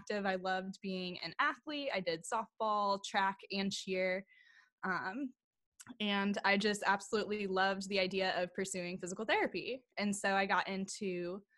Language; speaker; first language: English; native; English